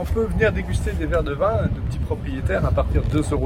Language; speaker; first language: French; native; French